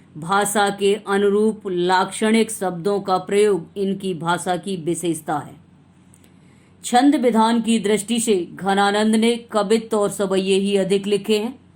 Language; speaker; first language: Hindi; native; Hindi